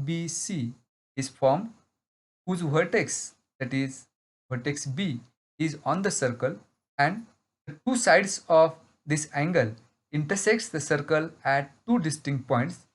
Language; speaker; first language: English; non-native, local second language; Marathi